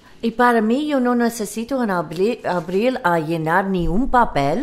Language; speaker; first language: Spanish; non-native, learner; English